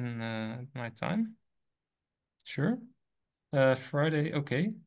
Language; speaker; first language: English; non-native, fluent; Dutch